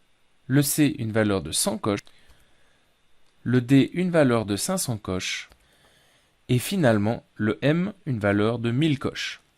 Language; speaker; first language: French; native; French